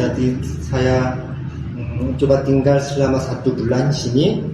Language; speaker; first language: Indonesian; non-native, learner; Korean